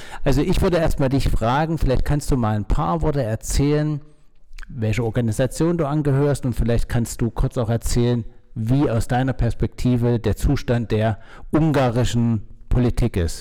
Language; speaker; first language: German; native; German